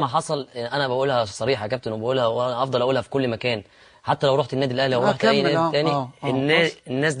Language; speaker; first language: Arabic; native; Arabic